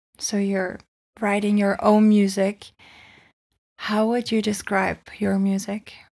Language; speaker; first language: English; non-native, fluent; German